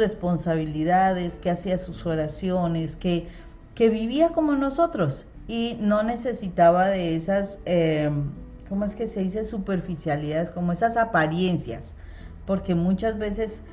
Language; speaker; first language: Spanish; native; Spanish